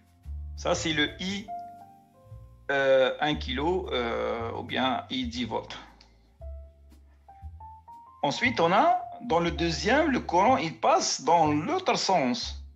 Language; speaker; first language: French; native; French